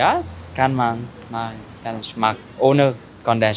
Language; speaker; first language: German; non-native, fluent; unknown